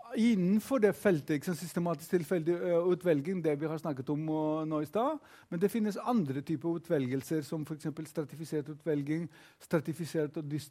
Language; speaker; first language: Norwegian; non-native, fluent; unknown